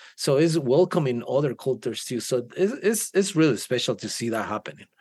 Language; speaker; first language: English; non-native, fluent; Spanish